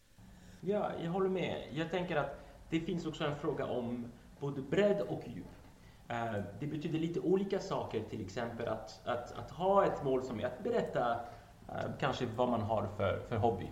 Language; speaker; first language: Swedish; non-native, fluent; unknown